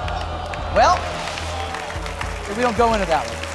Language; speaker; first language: English; native; English